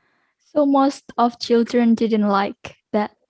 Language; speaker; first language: English; non-native, learner; Indonesian